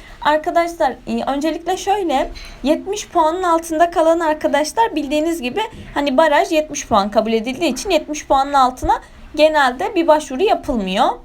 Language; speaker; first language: Turkish; native; Turkish